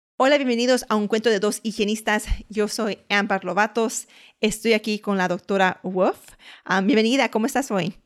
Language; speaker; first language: Spanish; early bilingual, heritage; Spanish